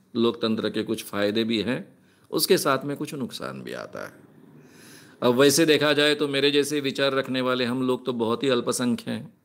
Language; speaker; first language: Hindi; non-native, local second language; Marathi